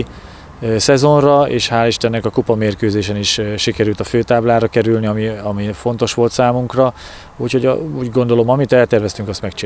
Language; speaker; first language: Hungarian; native; Hungarian